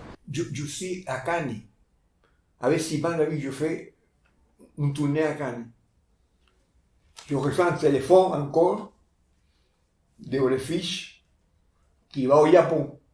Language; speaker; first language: French; non-native, fluent; Spanish